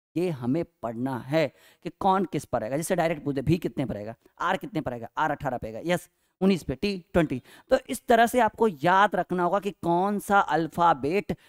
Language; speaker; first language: Hindi; native; Hindi